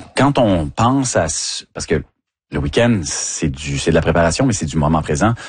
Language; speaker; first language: French; native; French